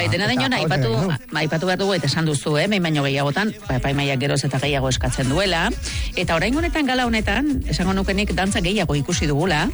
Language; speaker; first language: Basque; native; Basque